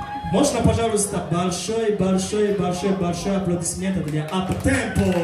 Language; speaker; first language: Russian; non-native, fluent; French